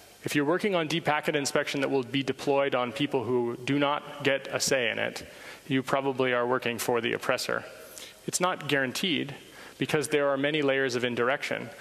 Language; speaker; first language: English; native; English